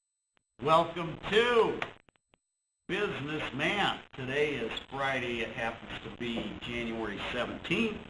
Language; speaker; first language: English; native; English